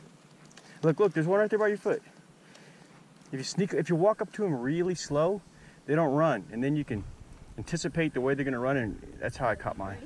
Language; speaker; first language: English; native; English